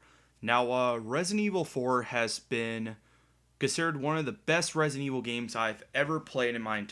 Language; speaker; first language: English; native; English